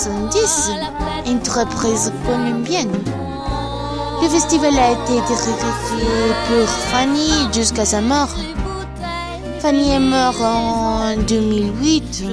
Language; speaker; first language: French; non-native, learner; Spanish